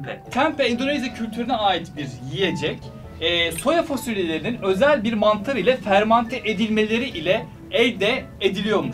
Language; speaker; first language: Turkish; native; Turkish